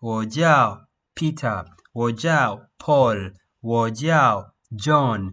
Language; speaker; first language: Chinese; non-native, fluent; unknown